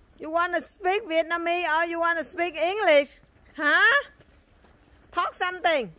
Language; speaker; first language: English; non-native, learner; Vietnamese